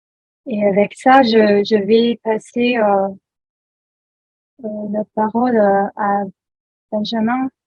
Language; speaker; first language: French; non-native, learner; English